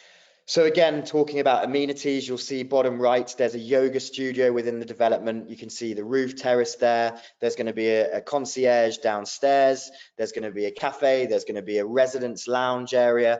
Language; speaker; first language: English; native; English